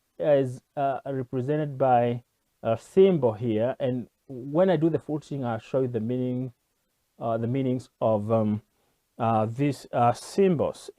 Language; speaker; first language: English; non-native, local second language; Kikuyu